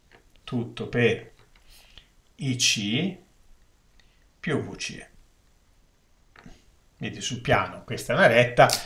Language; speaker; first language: Italian; native; Italian